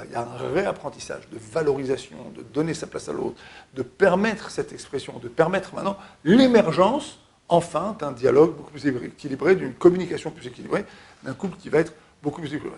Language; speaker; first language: French; native; French